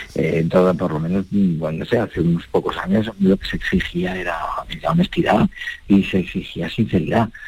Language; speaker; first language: Spanish; native; Spanish